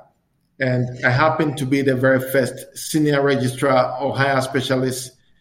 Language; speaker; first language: English; non-native, local second language; Akan